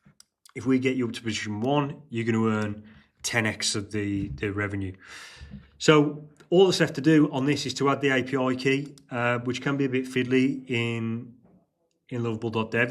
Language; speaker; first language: English; native; English